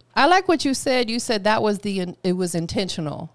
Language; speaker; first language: English; native; English